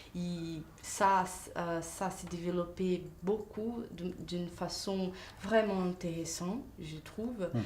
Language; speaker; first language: French; non-native, fluent; Portuguese